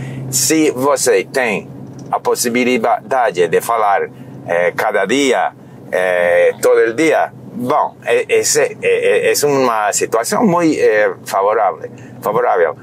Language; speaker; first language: Portuguese; non-native, fluent; English